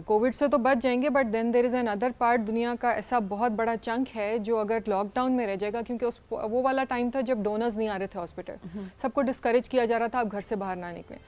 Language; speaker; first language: Urdu; native; Urdu